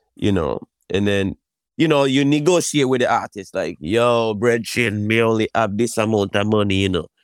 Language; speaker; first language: English; non-native, fluent; Japanese